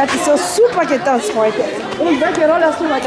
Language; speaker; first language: German; non-native, learner; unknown